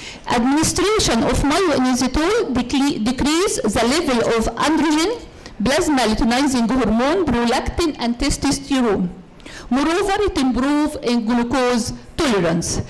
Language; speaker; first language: English; non-native, fluent; Arabic